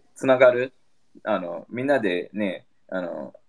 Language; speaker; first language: Japanese; native; Japanese